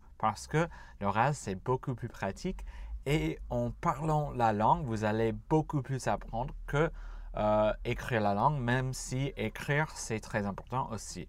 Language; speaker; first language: French; non-native, fluent; English